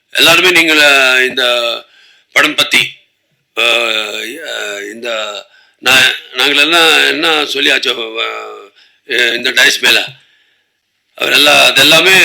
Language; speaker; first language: Tamil; non-native, local second language; Telugu